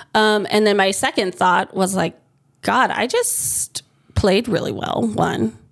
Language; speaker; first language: English; native; English